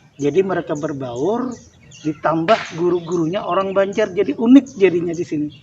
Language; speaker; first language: Indonesian; non-native, local second language; Banjar